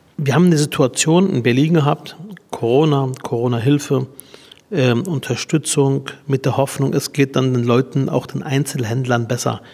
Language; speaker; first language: German; early bilingual, other home language; Arabic